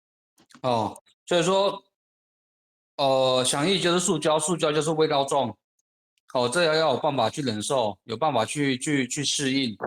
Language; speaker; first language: Chinese; native; Chinese